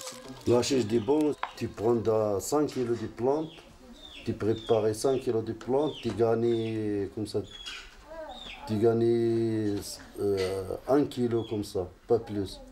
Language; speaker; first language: French; non-native, local second language; Arabic